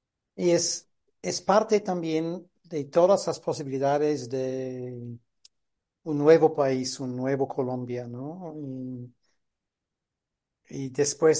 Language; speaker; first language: Spanish; non-native, fluent; English